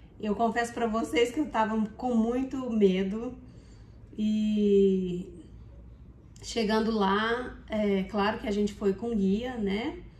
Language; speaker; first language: Portuguese; native; Portuguese